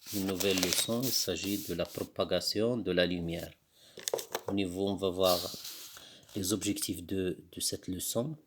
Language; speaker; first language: French; non-native, local second language; Arabic